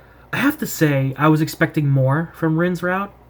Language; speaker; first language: English; native; English